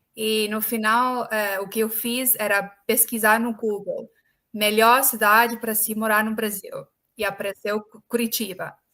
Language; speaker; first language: Portuguese; non-native, fluent; Estonian